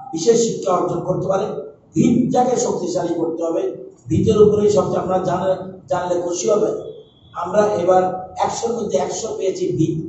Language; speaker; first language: Bangla; native; Bangla